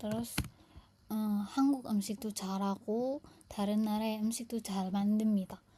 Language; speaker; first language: Korean; non-native, fluent; Indonesian